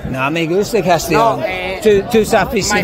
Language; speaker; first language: Spanish; non-native, learner; English